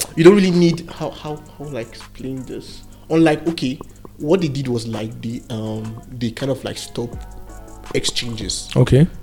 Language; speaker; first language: English; non-native, local second language; Igbo